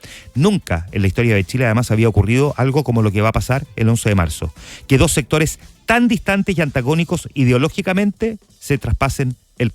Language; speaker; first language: Spanish; native; Spanish